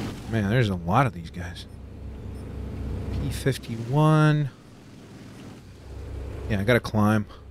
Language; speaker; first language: English; early bilingual, other home language; Russian